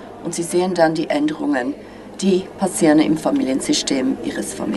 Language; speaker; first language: German; non-native, fluent; English